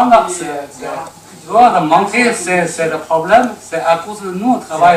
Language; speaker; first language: French; non-native, learner; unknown